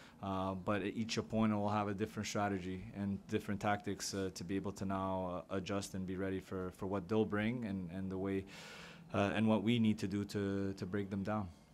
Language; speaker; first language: English; early bilingual, other home language; French